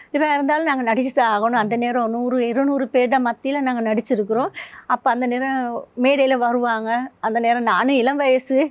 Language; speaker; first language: Tamil; native; Tamil